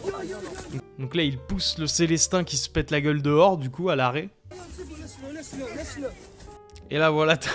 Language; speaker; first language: French; native; French